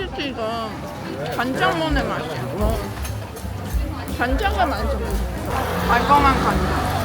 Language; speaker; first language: Korean; non-native, fluent; Chinese